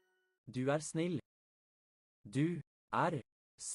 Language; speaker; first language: Norwegian; non-native, learner; English